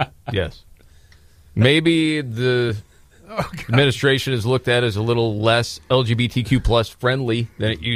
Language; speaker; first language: English; native; English